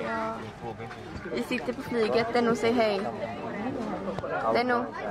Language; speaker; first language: Swedish; early bilingual, other home language; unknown